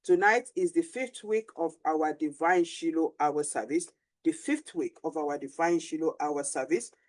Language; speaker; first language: English; non-native, local second language; Yoruba